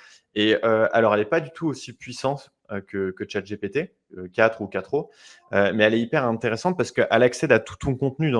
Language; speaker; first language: French; native; French